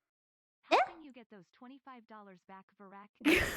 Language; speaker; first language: English; native; English